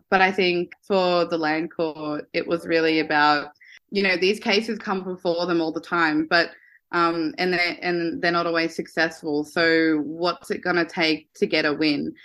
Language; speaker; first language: English; native; English